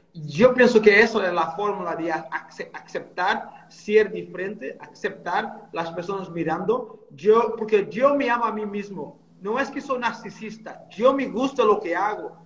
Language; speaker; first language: Spanish; non-native, fluent; Portuguese